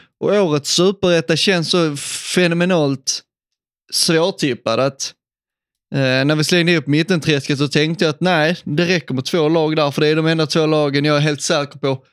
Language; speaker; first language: Swedish; native; Swedish